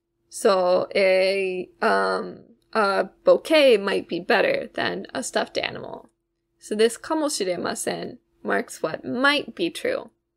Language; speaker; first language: English; native; English